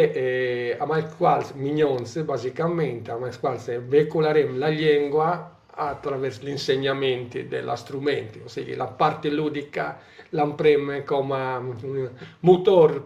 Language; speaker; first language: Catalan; non-native, local second language; Italian